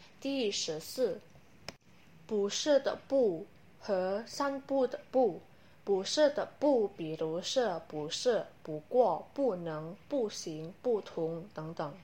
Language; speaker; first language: Chinese; non-native, learner; Indonesian